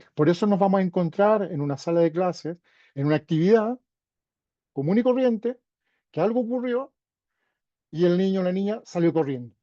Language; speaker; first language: Spanish; native; Spanish